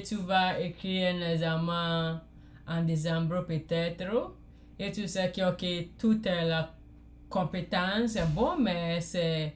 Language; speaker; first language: French; non-native, learner; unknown